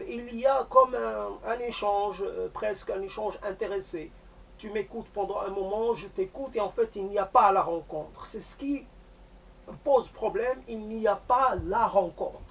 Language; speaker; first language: French; native; French